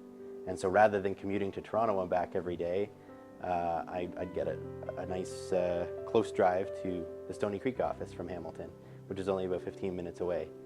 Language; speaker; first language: English; native; English